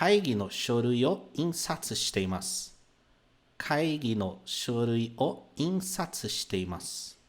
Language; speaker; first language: Japanese; non-native, fluent; Portuguese